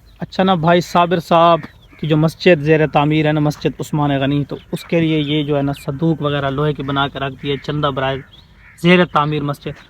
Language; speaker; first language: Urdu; non-native, local second language; Saraiki